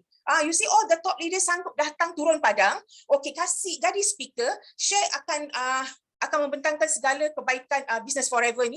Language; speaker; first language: Malay; native; Malay